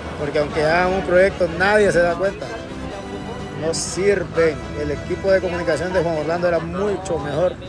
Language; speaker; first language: Spanish; native; Spanish